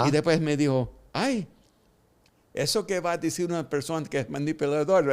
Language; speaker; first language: Spanish; early bilingual, heritage; Spanish